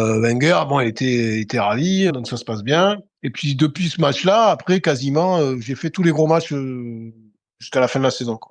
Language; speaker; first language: French; native; French